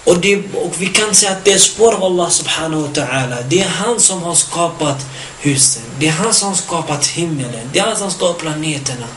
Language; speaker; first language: Swedish; early bilingual, other home language; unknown